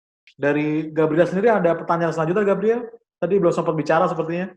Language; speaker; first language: Indonesian; native; Indonesian